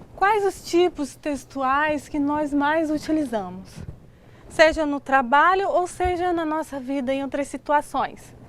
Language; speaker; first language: Portuguese; native; Portuguese